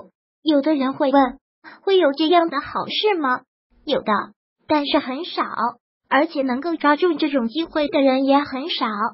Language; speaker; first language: Chinese; native; Chinese